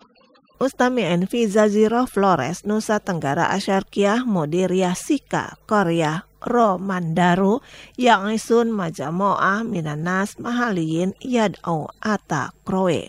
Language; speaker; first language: Arabic; non-native, fluent; Indonesian